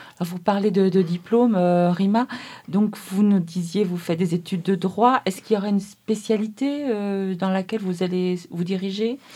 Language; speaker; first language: French; native; French